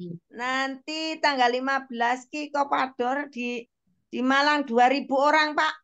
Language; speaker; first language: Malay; non-native, local second language; Javanese